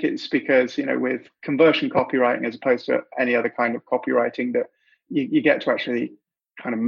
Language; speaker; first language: English; native; English